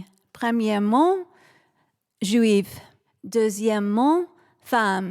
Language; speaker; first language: French; non-native, fluent; English